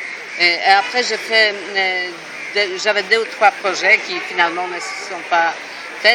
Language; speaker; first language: French; non-native, fluent; Polish